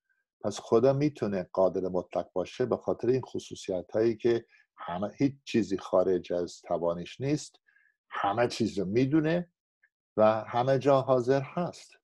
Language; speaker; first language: Persian; non-native, fluent; English